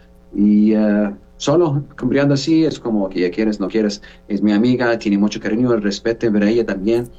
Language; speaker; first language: Spanish; non-native, learner; Arabic